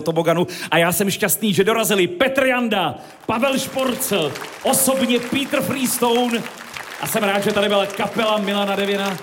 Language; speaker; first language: Czech; native; Czech